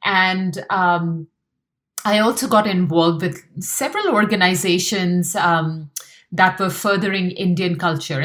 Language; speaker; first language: English; non-native, local second language; Hindi